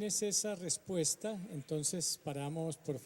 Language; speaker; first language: Portuguese; non-native, learner; Spanish